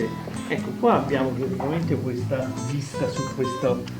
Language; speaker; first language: Italian; native; Italian